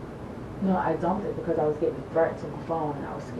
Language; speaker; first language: English; native; English